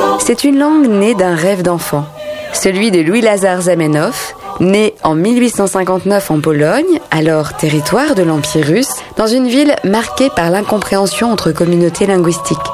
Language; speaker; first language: French; native; French